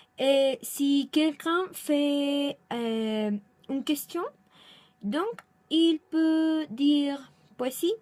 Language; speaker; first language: French; non-native, learner; Spanish